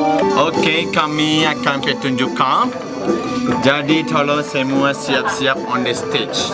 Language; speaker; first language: Indonesian; non-native, learner; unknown